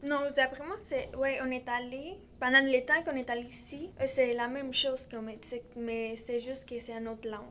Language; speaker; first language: French; early bilingual, other home language; Spanish